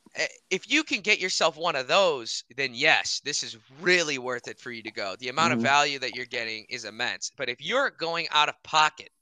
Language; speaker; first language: English; early bilingual, other home language; Hindi